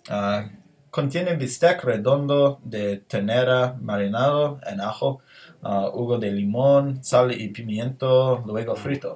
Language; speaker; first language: Spanish; non-native, learner; English